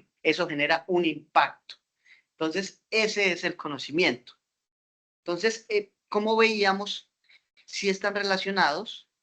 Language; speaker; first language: Spanish; native; Spanish